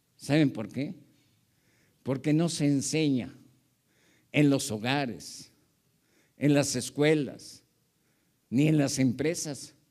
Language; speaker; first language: Spanish; early bilingual, other home language; Japanese